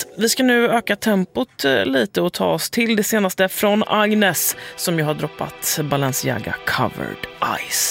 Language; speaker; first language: Swedish; native; Swedish